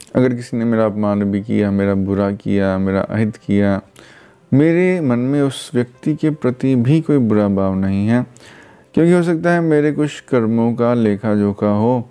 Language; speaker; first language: Hindi; non-native, local second language; Punjabi